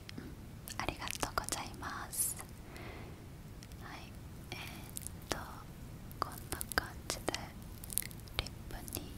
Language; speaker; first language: Japanese; non-native, fluent; Korean